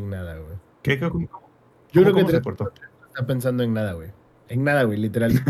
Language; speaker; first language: Spanish; native; Spanish